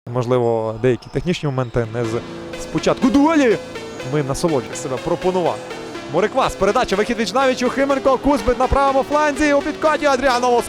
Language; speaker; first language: Ukrainian; native; Ukrainian